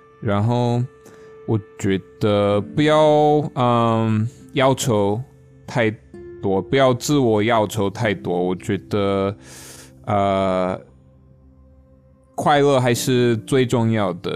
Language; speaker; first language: Chinese; non-native, fluent; English